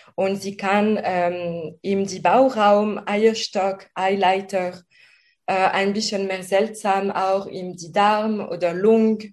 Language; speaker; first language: German; non-native, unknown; French